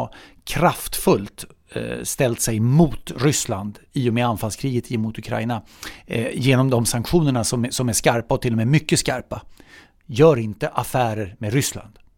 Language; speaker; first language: Swedish; native; Swedish